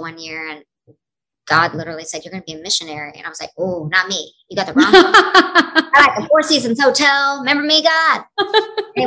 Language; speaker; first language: English; native; English